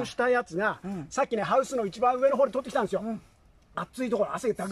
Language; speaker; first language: Japanese; native; Japanese